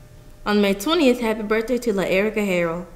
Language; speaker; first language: English; native; English